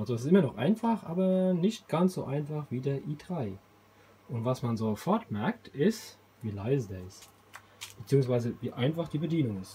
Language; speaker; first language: German; native; German